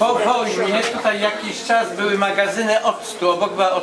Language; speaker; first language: Polish; native; Polish